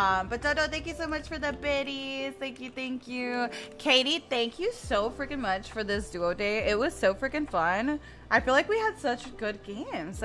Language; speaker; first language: English; early bilingual, other home language; Spanish